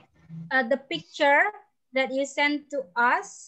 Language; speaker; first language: English; non-native, learner; Indonesian